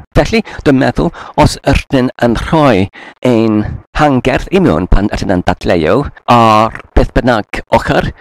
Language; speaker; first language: Welsh; non-native, learner; English